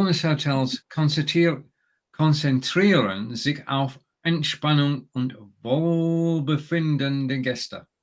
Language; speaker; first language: German; non-native, learner; English